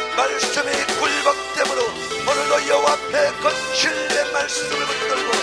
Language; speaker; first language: Korean; native; Korean